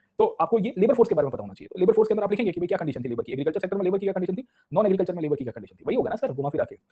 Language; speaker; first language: Hindi; non-native, local second language; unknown